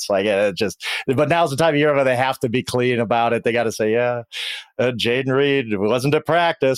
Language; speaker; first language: English; native; English